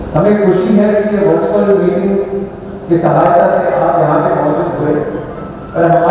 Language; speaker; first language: Hindi; non-native, local second language; Telugu